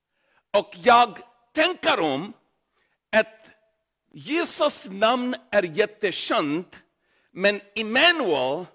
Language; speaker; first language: Swedish; non-native, learner; Urdu